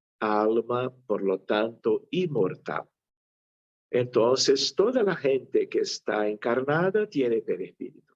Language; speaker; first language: Spanish; non-native, fluent; Portuguese